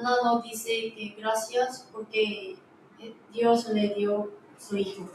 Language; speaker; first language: Spanish; non-native, learner; Korean